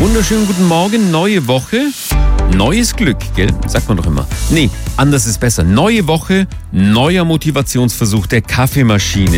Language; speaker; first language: German; native; German